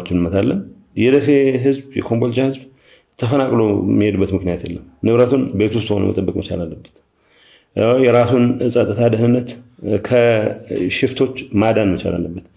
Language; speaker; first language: Amharic; non-native, local second language; Tigrinya